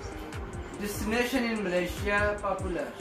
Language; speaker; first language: English; non-native, learner; Urdu